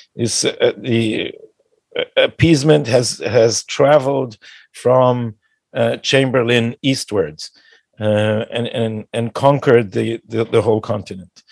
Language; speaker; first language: English; non-native, fluent; Hebrew